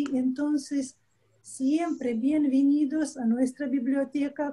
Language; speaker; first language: Spanish; non-native, fluent; Russian